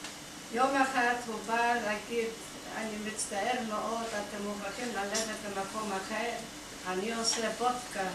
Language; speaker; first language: Hebrew; non-native, fluent; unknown